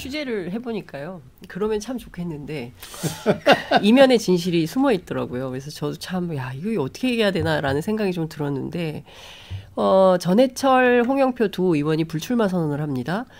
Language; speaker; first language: Korean; native; Korean